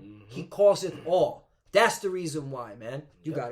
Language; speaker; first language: English; native; English